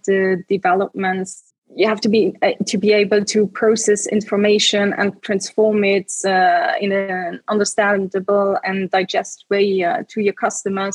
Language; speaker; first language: English; non-native, fluent; Luxembourgish